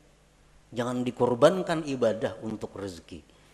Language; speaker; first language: Indonesian; non-native, local second language; Banjar